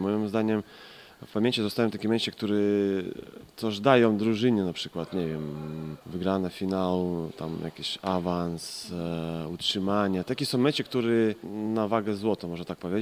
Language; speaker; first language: Polish; non-native, fluent; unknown